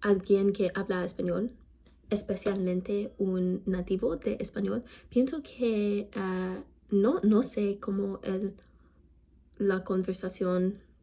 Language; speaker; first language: Spanish; non-native, learner; English